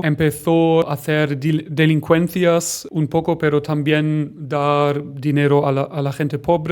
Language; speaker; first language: Spanish; non-native, fluent; German